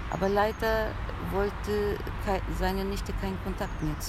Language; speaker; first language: German; early bilingual, other home language; Turkish